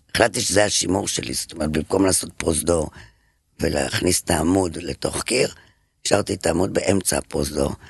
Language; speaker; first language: Hebrew; non-native, fluent; French